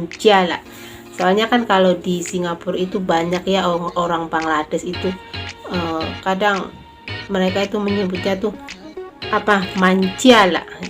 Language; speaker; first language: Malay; non-native, local second language; Javanese